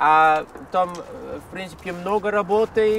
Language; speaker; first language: Russian; non-native, fluent; Dutch